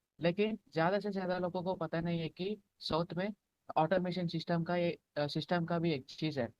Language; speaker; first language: Hindi; non-native, local second language; Telugu